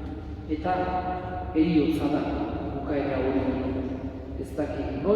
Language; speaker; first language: Basque; native; Basque